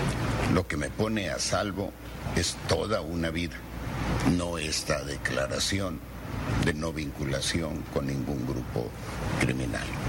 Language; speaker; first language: Spanish; native; Spanish